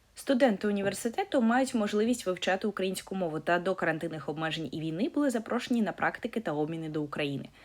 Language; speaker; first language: Ukrainian; native; Ukrainian